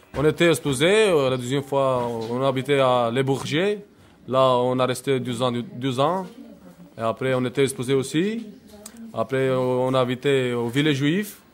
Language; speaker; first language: French; non-native, learner; Romany